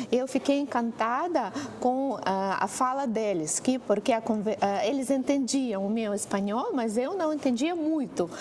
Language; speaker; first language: Portuguese; non-native, fluent; Russian